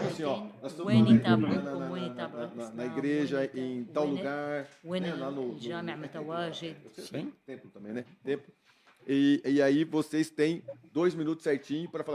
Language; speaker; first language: Portuguese; native; Portuguese